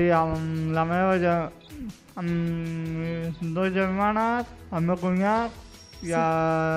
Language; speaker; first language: Catalan; non-native, local second language; Spanish